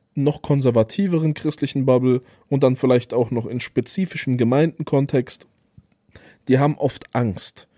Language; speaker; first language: German; native; German